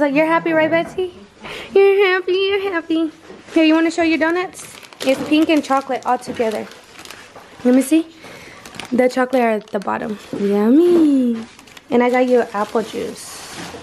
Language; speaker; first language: English; early bilingual, other home language; Spanish